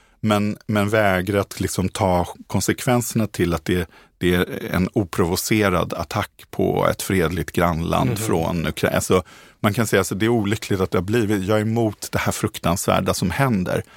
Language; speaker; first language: Swedish; native; Swedish